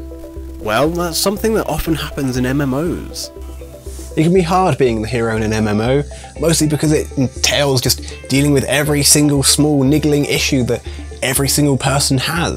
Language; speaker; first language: English; native; English